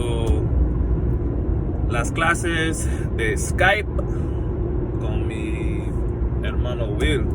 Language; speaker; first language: Spanish; non-native, fluent; English